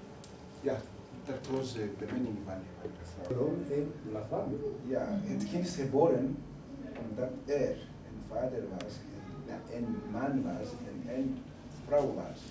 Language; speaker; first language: Dutch; non-native, fluent; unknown